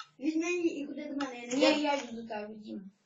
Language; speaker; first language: Ukrainian; native; Ukrainian